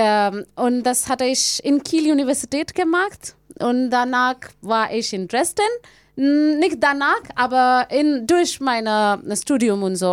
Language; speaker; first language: German; non-native, learner; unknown